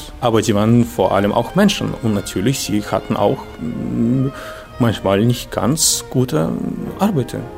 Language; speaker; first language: German; non-native, fluent; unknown